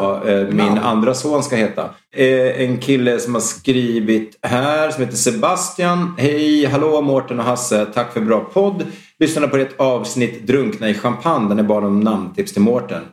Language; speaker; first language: Swedish; native; Swedish